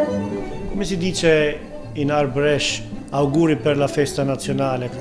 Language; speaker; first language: Italian; non-native, fluent; Albanian